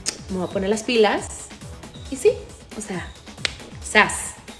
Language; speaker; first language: Spanish; early bilingual, other home language; English